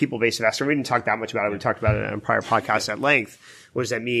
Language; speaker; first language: English; native; English